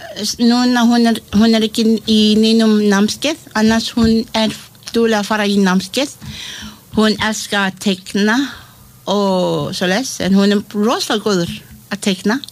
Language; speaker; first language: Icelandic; non-native, learner; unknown